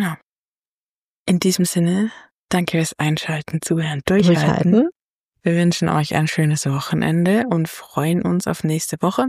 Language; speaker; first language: German; native; German